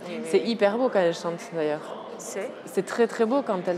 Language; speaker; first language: French; native; French